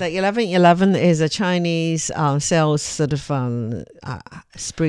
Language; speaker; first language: English; non-native, fluent; Chinese